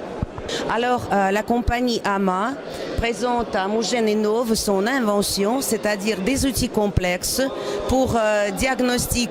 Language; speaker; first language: French; non-native, fluent; Russian